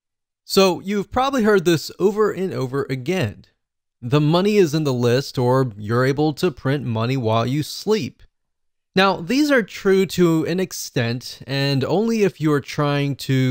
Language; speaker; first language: English; native; English